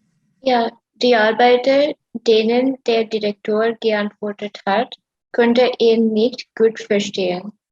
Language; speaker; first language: German; non-native, learner; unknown